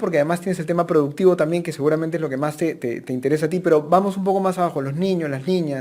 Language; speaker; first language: Spanish; native; Spanish